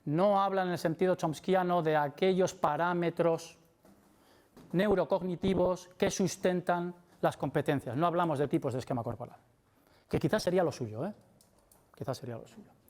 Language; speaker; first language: Spanish; native; Spanish